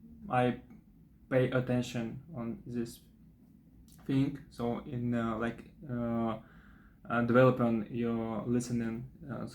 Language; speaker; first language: English; non-native, fluent; Russian